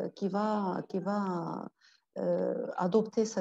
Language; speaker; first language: French; non-native, local second language; Arabic